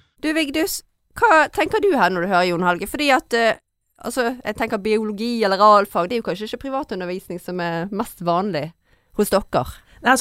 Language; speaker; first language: Norwegian; native; Norwegian